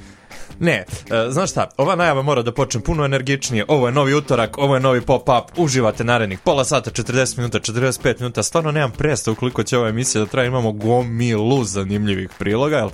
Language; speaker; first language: Serbian; native; Serbian